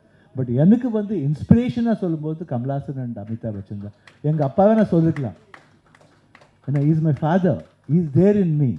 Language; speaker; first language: Tamil; non-native, local second language; Kannada